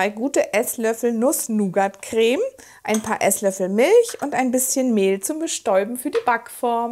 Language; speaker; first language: German; native; German